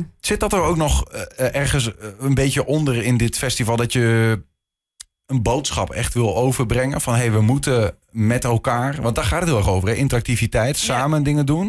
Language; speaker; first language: Dutch; native; Dutch